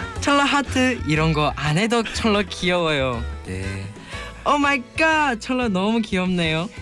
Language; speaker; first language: Korean; non-native, learner; Chinese